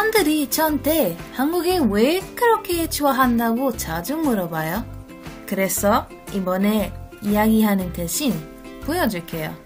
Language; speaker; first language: Korean; non-native, learner; Portuguese